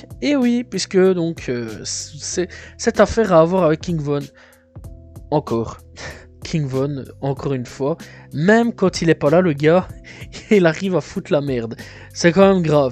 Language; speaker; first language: French; native; French